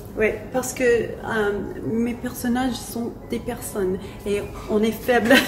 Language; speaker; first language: French; non-native, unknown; English